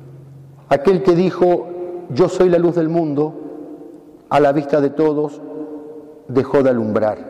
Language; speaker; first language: Spanish; native; Spanish